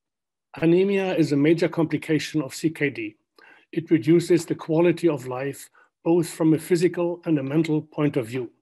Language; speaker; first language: English; non-native, fluent; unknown